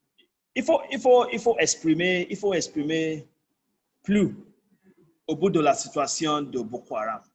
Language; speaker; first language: French; non-native, fluent; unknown